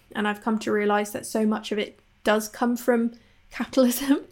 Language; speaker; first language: English; non-native, local second language; Cantonese